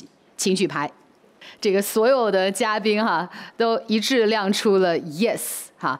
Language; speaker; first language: Chinese; native; Chinese